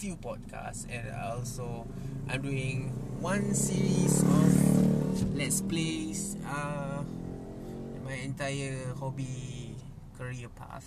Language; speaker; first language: English; non-native, local second language; Malay